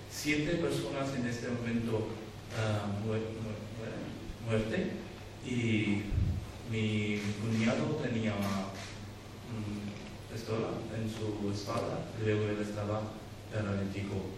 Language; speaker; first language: Spanish; non-native, learner; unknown